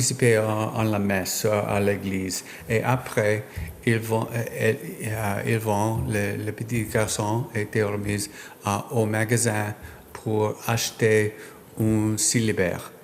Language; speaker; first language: French; non-native, learner; English